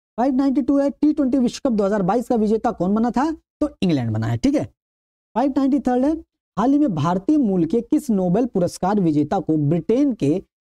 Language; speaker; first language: Hindi; native; Hindi